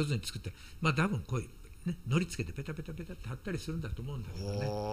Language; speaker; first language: Japanese; native; Japanese